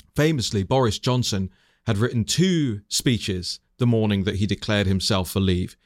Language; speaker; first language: English; native; English